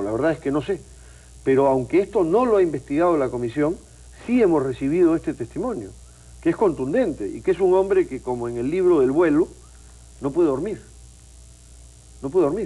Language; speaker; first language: Spanish; native; Spanish